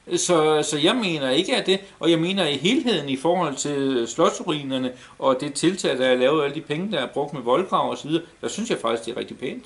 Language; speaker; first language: Danish; native; Danish